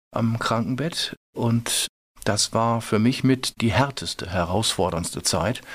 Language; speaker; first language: German; native; German